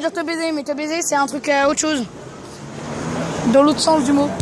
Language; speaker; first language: French; native; French